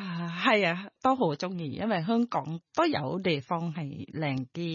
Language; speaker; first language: Cantonese; non-native, learner; Thai